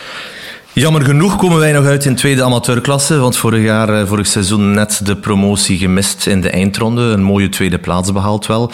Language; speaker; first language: Dutch; native; Dutch